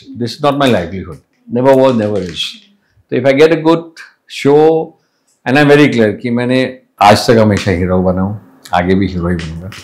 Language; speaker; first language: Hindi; non-native, local second language; English